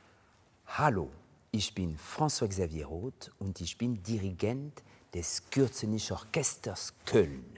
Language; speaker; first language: German; non-native, fluent; French